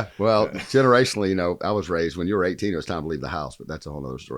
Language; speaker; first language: English; native; English